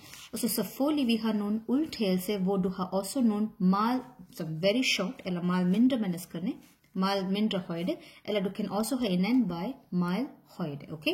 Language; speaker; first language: Danish; non-native, learner; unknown